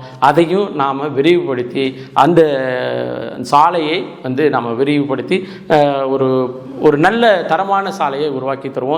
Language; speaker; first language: Tamil; native; Tamil